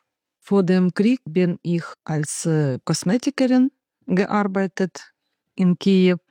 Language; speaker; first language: German; non-native, learner; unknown